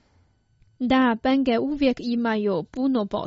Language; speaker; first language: Croatian; non-native, fluent; Chinese